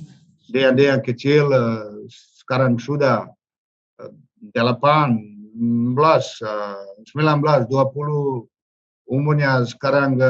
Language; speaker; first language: Indonesian; non-native, learner; Serbian